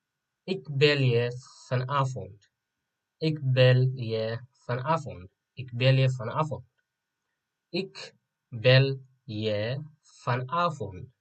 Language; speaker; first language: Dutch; non-native, fluent; Tigrinya